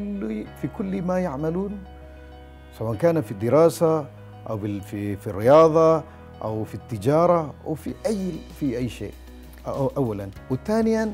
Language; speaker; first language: Arabic; non-native, fluent; Malay